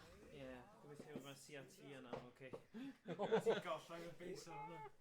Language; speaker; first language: Welsh; native; Welsh